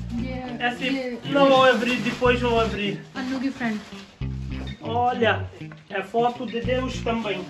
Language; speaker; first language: Portuguese; non-native, learner; Hindi